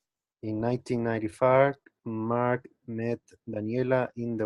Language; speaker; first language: English; non-native, learner; Spanish